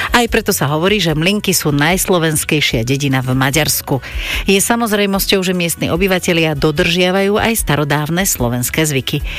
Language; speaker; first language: Slovak; native; Slovak